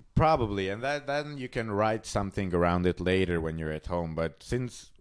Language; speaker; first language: English; non-native, fluent; Hungarian